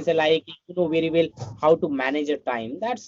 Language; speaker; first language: English; non-native, learner; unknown